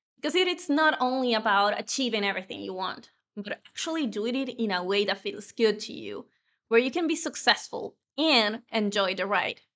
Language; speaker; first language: English; non-native, fluent; Spanish